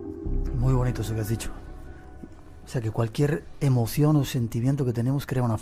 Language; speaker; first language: Spanish; native; Spanish